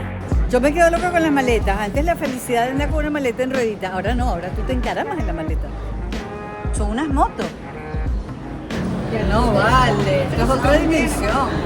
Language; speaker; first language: Spanish; native; Spanish